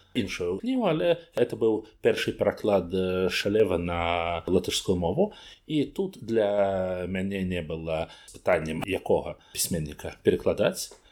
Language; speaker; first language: Belarusian; non-native, learner; Russian